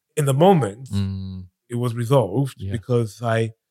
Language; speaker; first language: English; non-native, local second language; Yoruba